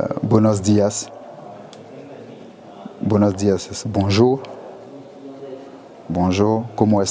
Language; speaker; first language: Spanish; non-native, learner; French